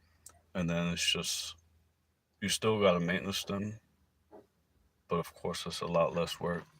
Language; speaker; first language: English; native; English